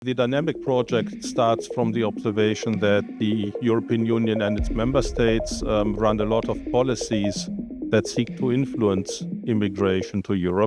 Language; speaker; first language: English; non-native, fluent; German